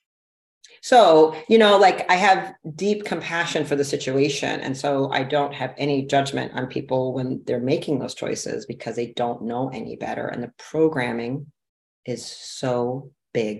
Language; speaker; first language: English; native; English